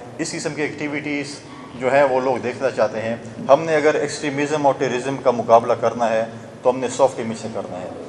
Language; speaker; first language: Urdu; non-native, local second language; Saraiki